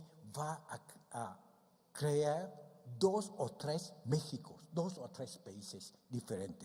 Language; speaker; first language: Spanish; non-native, fluent; Vietnamese